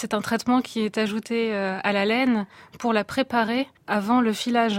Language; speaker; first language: French; native; French